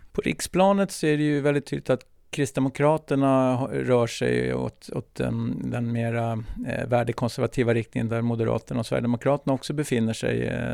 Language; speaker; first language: Swedish; native; Swedish